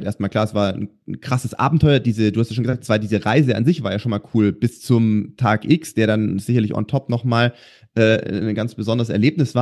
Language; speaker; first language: German; native; German